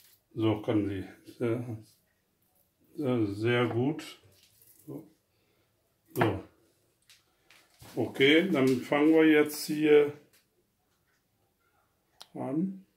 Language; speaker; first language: German; non-native, learner; Urdu